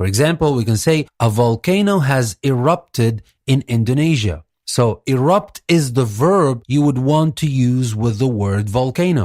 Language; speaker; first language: English; non-native, fluent; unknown